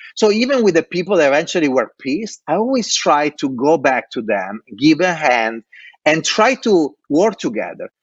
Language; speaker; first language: English; non-native, fluent; Italian